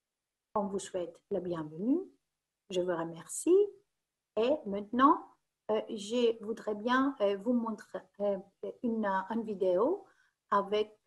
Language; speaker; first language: French; non-native, fluent; Greek